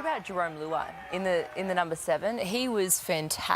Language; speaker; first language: English; native; English